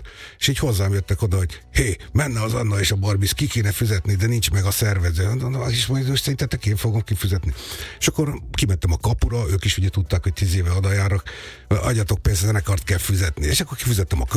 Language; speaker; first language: Hungarian; native; Hungarian